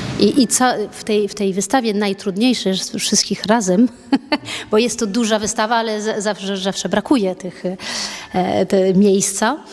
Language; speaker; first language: Polish; early bilingual, heritage; French